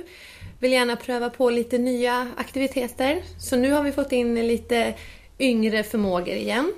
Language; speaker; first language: Swedish; native; Swedish